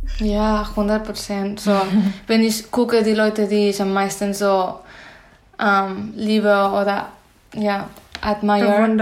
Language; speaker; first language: German; non-native, fluent; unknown